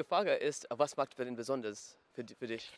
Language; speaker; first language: German; non-native, learner; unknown